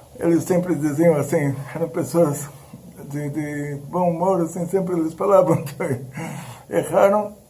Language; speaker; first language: Portuguese; early bilingual, other home language; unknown